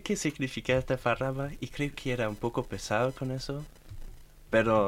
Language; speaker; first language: Spanish; non-native, fluent; German